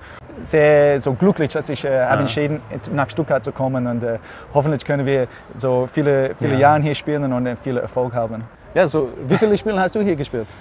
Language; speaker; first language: German; non-native, learner; English